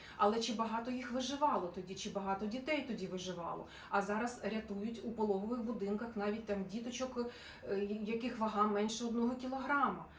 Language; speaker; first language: Ukrainian; non-native, local second language; Russian